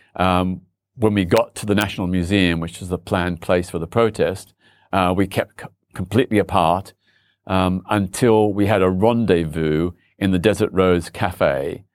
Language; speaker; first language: English; native; English